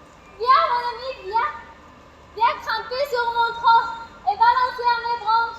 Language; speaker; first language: French; non-native, learner; Arabic